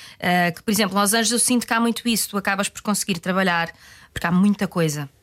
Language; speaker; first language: Portuguese; native; Portuguese